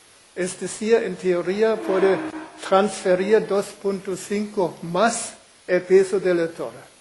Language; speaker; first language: Spanish; non-native, fluent; German